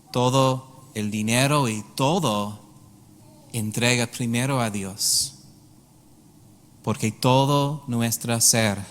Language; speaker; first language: Spanish; non-native, learner; English